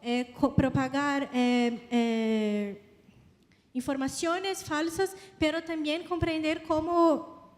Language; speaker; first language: Spanish; non-native, learner; Portuguese